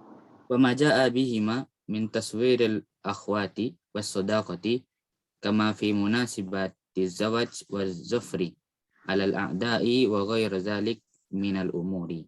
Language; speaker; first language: Arabic; non-native, learner; Indonesian